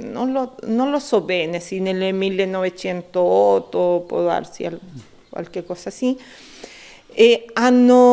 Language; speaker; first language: Italian; early bilingual, heritage; Spanish